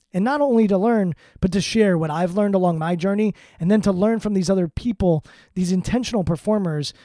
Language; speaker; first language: English; native; English